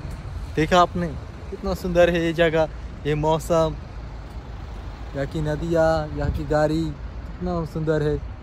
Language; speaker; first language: Hindi; non-native, learner; Bangla